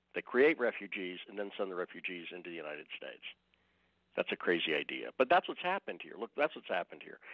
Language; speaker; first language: English; native; English